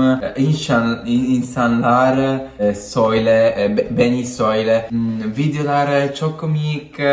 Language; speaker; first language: Turkish; non-native, learner; Italian